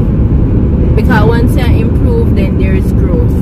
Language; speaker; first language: English; native; English